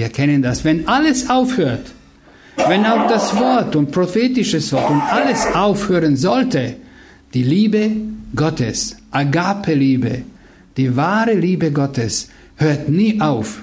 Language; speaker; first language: German; non-native, fluent; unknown